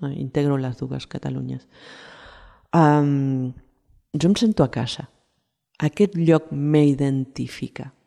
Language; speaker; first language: Catalan; non-native, fluent; Spanish